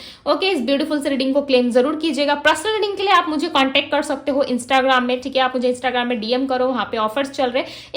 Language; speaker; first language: Hindi; native; Hindi